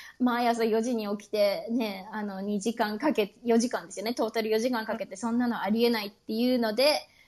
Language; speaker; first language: Japanese; native; Japanese